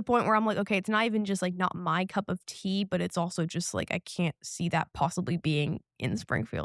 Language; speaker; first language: English; native; English